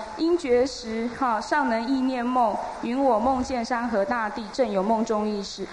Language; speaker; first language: Chinese; native; Chinese